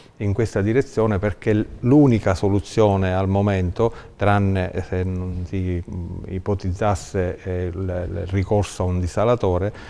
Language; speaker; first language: Italian; native; Italian